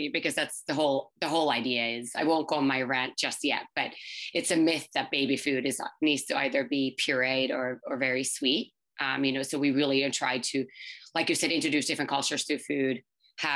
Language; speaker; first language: English; non-native, fluent; Finnish